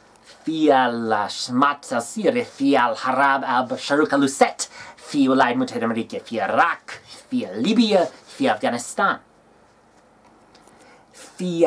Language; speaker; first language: Arabic; non-native, learner; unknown